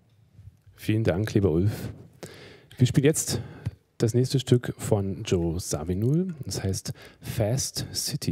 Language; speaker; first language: German; native; German